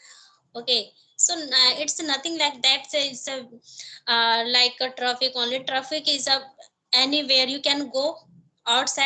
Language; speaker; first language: English; non-native, learner; Hindi